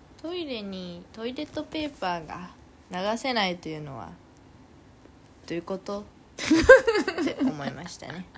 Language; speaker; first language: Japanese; non-native, fluent; Korean